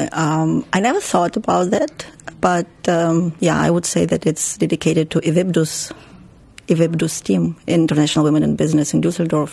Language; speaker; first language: English; non-native, fluent; Ukrainian